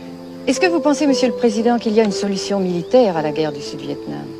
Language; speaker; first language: French; native; French